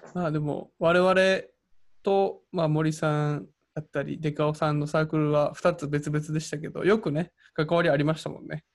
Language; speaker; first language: Japanese; native; Japanese